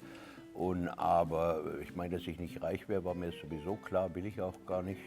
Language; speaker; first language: German; native; German